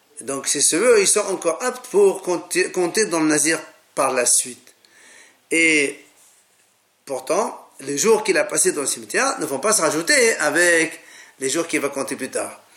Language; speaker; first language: French; native; French